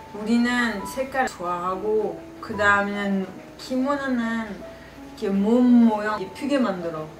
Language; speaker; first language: Korean; non-native, fluent; French